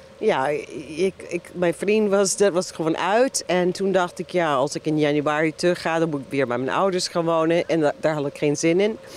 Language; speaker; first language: Dutch; non-native, fluent; English